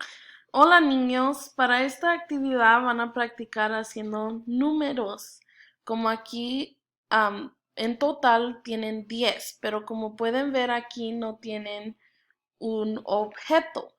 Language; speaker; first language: Spanish; early bilingual, other home language; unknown